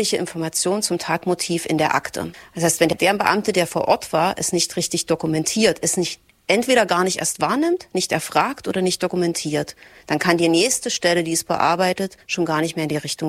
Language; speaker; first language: German; native; German